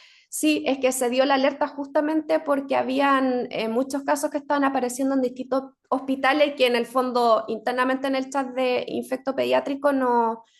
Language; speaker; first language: Spanish; native; Spanish